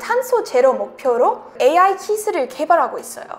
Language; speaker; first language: Korean; non-native, fluent; English